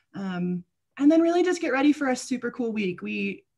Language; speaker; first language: English; native; English